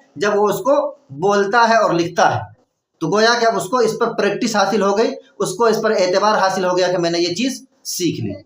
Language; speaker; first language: Urdu; native; Urdu